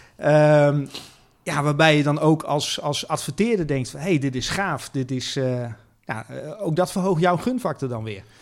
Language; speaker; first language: Dutch; native; Dutch